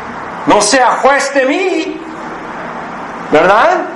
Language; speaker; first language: Spanish; non-native, fluent; English